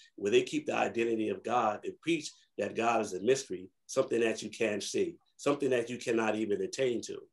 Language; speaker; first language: English; native; English